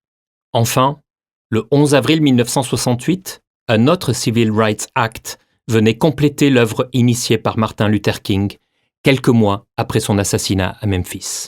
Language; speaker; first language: French; native; French